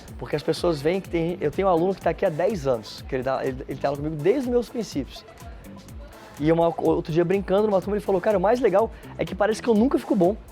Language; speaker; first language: Portuguese; native; Portuguese